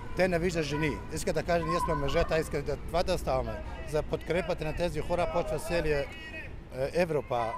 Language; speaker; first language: Bulgarian; non-native, learner; Kurdish